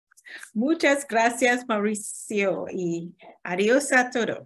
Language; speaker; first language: Spanish; non-native, learner; English